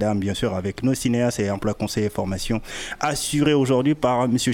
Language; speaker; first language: French; native; French